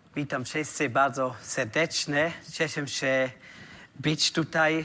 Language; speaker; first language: Polish; non-native, learner; German